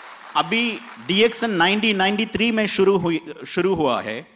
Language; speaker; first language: Hindi; non-native, fluent; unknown